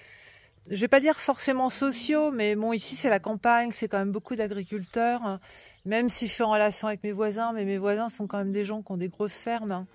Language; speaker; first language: French; native; French